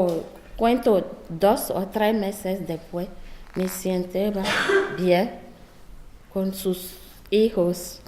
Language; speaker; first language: Spanish; non-native, learner; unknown